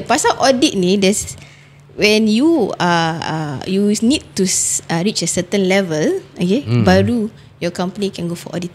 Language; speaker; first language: English; non-native, local second language; Malay